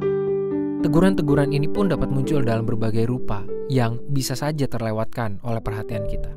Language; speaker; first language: Indonesian; native; Indonesian